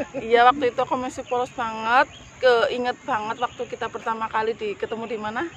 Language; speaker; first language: Indonesian; non-native, local second language; Javanese